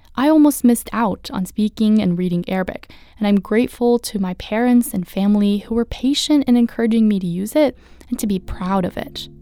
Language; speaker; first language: English; early bilingual, other home language; Arabic